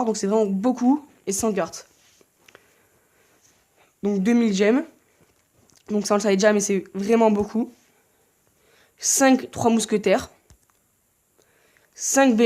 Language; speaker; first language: French; native; French